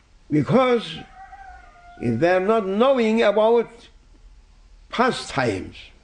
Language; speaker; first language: English; non-native, fluent; Turkish